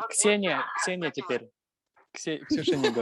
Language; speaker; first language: Russian; native; Russian